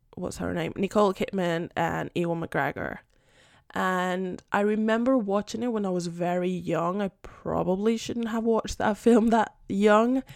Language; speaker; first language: English; non-native, fluent; Spanish